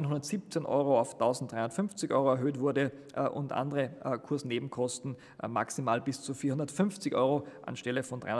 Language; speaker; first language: German; native; German